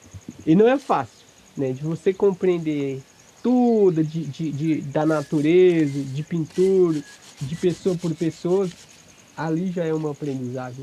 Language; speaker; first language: Portuguese; non-native, local second language; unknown